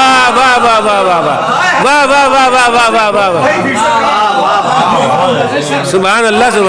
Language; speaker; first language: Urdu; native; Urdu